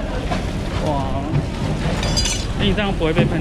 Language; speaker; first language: Chinese; native; Chinese